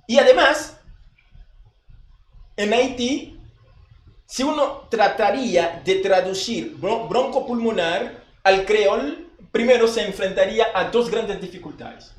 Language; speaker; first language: Spanish; non-native, fluent; Haitian Creole